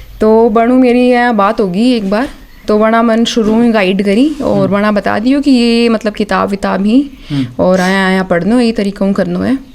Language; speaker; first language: Hindi; native; Hindi